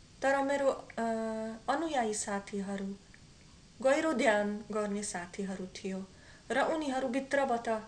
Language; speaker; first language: Nepali; non-native, learner; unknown